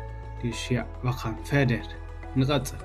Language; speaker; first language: Dutch; non-native, fluent; Tigrinya